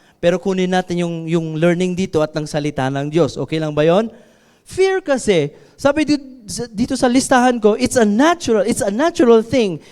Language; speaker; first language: Filipino; non-native, local second language; Iloko